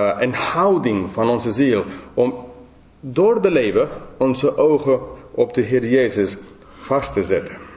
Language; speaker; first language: Dutch; non-native, fluent; English